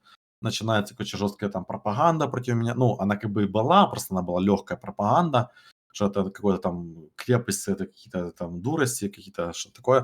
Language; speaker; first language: Russian; native; Russian